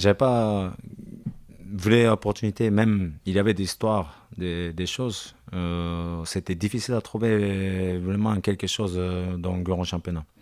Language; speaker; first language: French; non-native, learner; Japanese